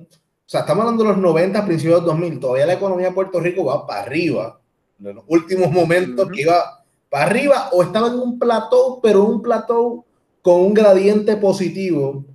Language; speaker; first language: Spanish; native; Spanish